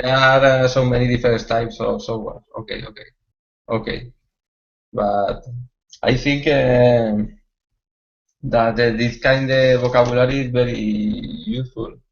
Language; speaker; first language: English; non-native, learner; Spanish